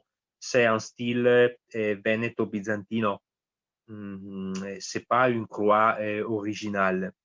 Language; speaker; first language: French; non-native, fluent; Italian